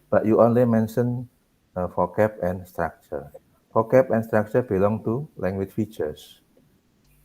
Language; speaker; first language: English; non-native, learner; Indonesian